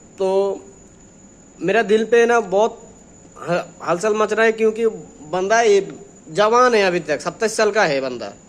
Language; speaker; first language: Hindi; non-native, learner; Bangla